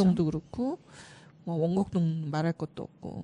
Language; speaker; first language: Korean; native; Korean